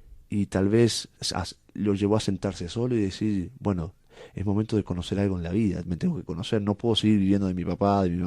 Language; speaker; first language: Spanish; native; Spanish